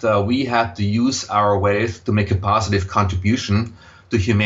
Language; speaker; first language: English; non-native, fluent; German